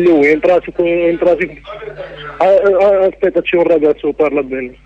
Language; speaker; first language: Italian; non-native, learner; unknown